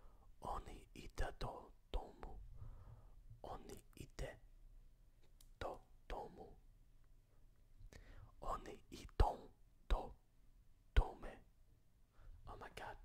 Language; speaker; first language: Polish; non-native, learner; English